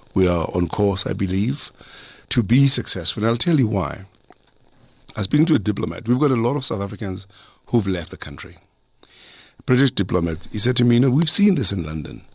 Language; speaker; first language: English; non-native, local second language; Zulu